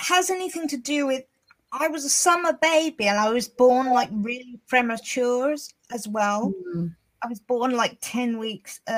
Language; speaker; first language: English; native; English